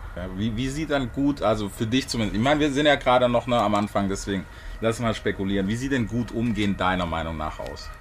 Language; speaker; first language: German; native; German